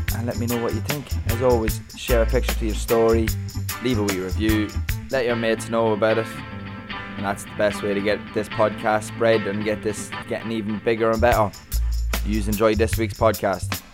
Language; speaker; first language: English; native; English